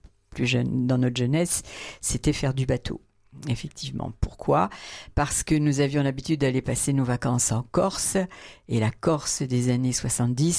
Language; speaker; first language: French; native; French